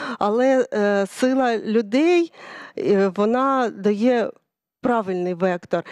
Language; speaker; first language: Ukrainian; early bilingual, other home language; Russian